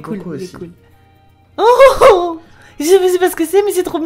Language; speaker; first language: French; native; French